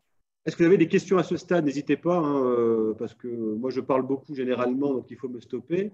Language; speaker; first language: French; native; French